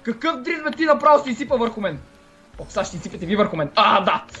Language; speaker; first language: Bulgarian; native; Bulgarian